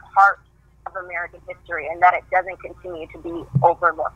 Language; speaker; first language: English; native; English